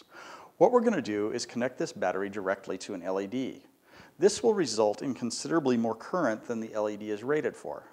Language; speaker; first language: English; native; English